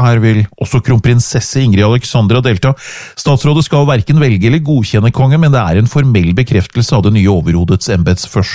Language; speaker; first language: Norwegian; native; Norwegian